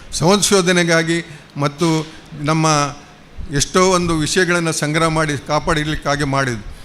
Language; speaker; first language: Kannada; non-native, local second language; Konkani